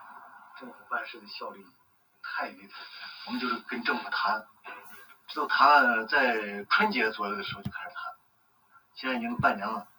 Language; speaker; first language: Chinese; native; Chinese